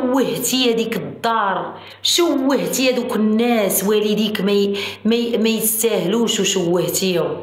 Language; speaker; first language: Arabic; native; Arabic